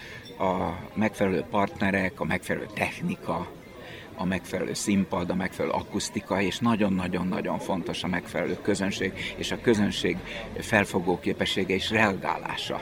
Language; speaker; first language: Hungarian; native; Hungarian